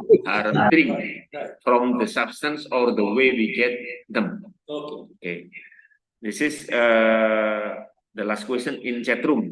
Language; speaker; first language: English; non-native, learner; Indonesian